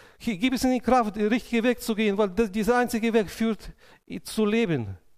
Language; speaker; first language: German; non-native, fluent; Russian